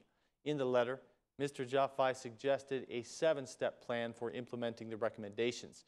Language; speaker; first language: English; non-native, fluent; Albanian